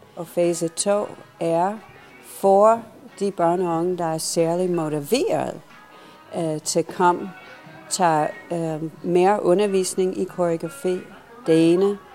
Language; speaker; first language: Danish; non-native, fluent; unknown